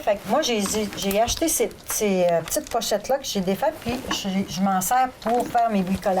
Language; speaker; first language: French; native; French